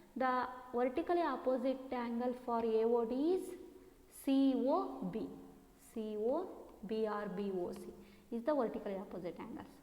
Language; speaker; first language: English; non-native, local second language; Kannada